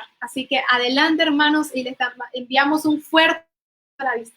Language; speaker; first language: Spanish; native; Spanish